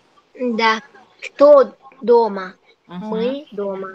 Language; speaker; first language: Russian; non-native, learner; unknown